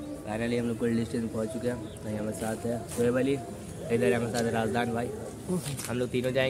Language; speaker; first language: Hindi; native; Hindi